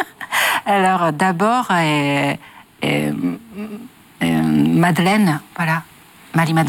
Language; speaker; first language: French; non-native, learner; Japanese